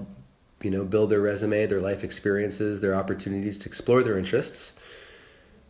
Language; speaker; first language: English; native; English